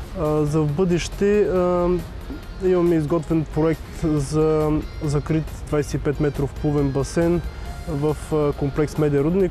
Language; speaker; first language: Bulgarian; native; Bulgarian